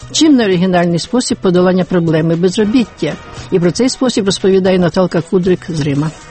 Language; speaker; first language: Ukrainian; native; Ukrainian